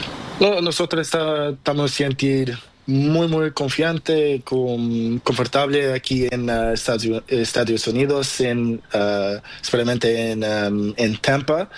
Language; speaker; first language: Spanish; non-native, learner; Portuguese